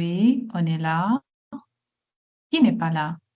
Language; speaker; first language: French; non-native, local second language; Arabic